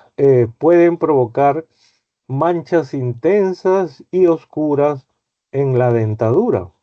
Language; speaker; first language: Spanish; native; Spanish